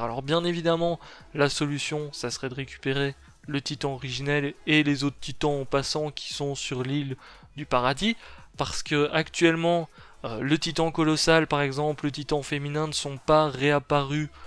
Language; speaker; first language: French; native; French